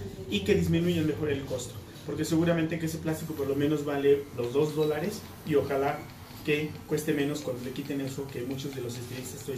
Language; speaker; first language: Spanish; native; Spanish